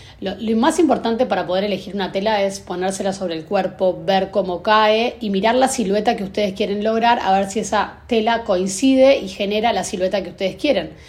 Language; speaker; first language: Spanish; native; Spanish